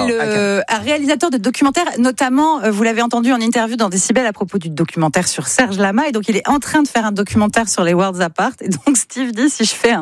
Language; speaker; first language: French; native; French